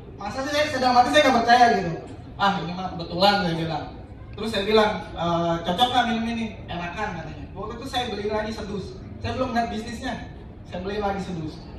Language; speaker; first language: Indonesian; native; Indonesian